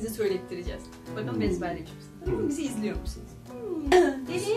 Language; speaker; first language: Turkish; native; Turkish